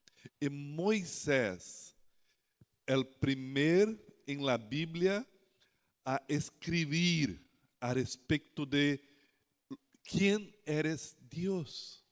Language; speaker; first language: Spanish; non-native, learner; Portuguese